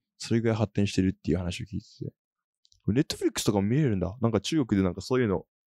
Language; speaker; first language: Japanese; native; Japanese